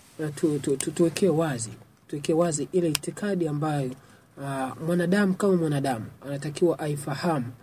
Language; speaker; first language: Swahili; native; Swahili